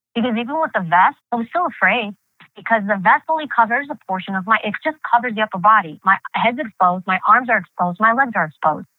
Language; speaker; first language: English; early bilingual, other home language; Greek